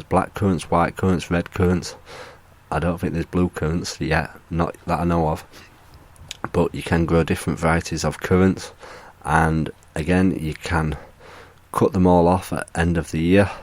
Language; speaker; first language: English; native; English